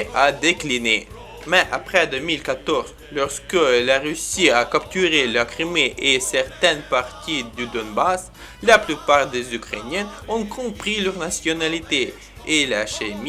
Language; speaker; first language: French; non-native, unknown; Ukrainian